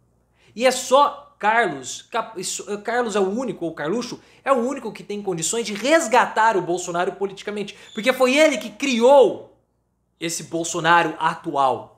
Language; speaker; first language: Portuguese; native; Portuguese